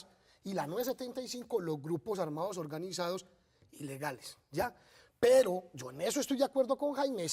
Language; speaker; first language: Spanish; native; Spanish